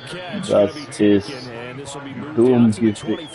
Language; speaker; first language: German; non-native, learner; Russian